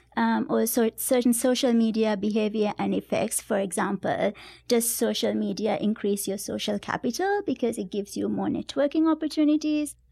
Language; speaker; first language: English; non-native, local second language; Sinhala